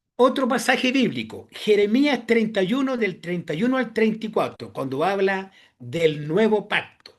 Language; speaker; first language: Spanish; native; Spanish